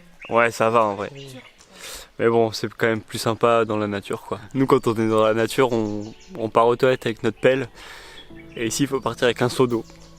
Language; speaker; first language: French; native; French